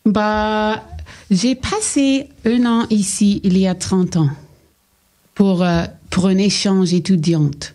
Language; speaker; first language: French; non-native, local second language; English